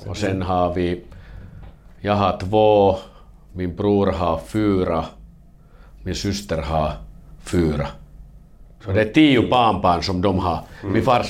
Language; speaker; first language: Swedish; non-native, fluent; Finnish